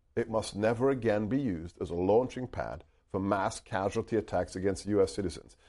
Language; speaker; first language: English; non-native, local second language; Hungarian